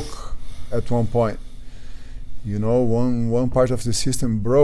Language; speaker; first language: English; non-native, fluent; Portuguese